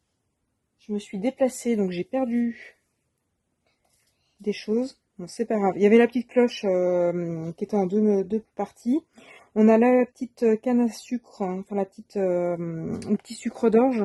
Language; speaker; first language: French; native; French